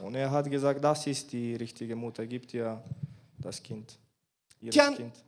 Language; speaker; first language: German; non-native, learner; Bulgarian